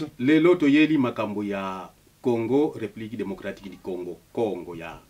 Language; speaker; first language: Lingala; non-native, local second language; Kongo